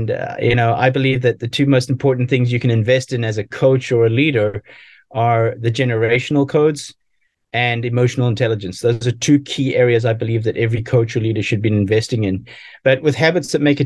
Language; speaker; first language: English; native; English